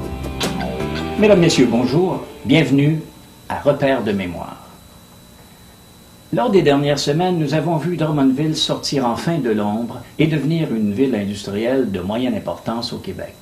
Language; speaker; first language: French; native; French